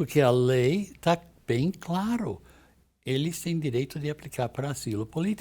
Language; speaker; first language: Portuguese; non-native, fluent; English